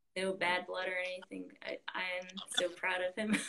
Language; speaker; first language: English; native; English